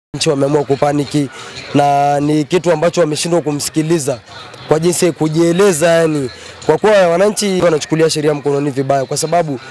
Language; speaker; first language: Swahili; native; Swahili